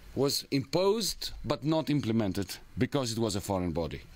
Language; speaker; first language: English; non-native, fluent; Greek